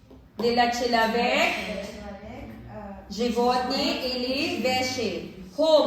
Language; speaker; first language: Russian; non-native, learner; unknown